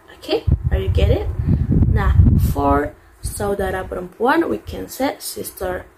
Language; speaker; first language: English; non-native, learner; Indonesian